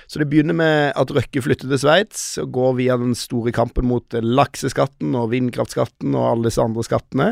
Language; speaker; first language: Norwegian; native; Norwegian